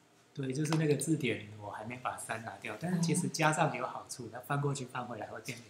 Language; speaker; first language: Chinese; native; Chinese